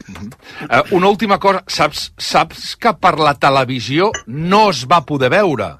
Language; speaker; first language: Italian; non-native, learner; Catalan